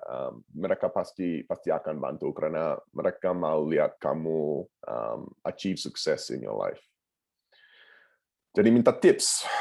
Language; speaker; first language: Indonesian; non-native, fluent; English